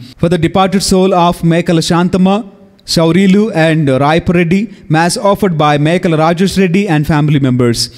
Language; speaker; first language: English; non-native, local second language; Telugu